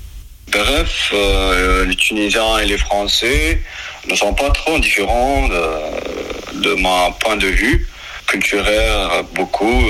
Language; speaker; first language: French; non-native, local second language; Arabic